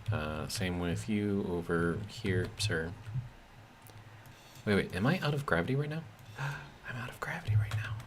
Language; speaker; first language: English; native; English